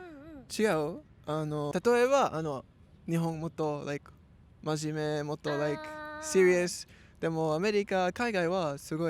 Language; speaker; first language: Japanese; non-native, learner; English